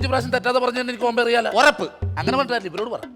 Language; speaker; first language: Malayalam; native; Malayalam